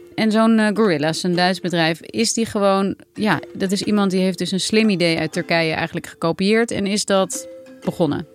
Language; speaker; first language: Dutch; native; Dutch